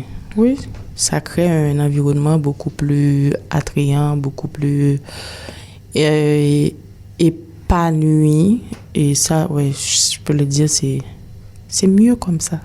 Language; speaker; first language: French; non-native, local second language; Haitian Creole